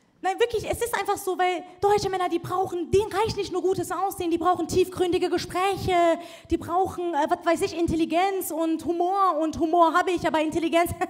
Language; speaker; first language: German; early bilingual, other home language; Persian